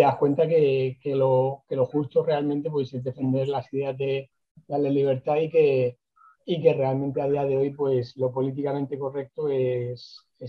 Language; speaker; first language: Spanish; native; Spanish